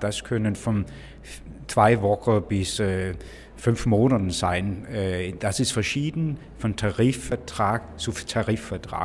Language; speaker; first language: German; non-native, fluent; Danish